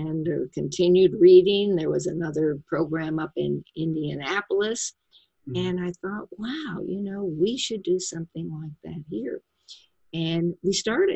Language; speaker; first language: English; native; English